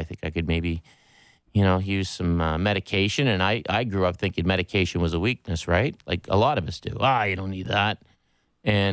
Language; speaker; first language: English; native; English